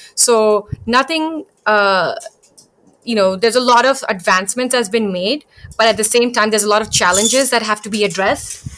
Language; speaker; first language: English; early bilingual, other home language; Thai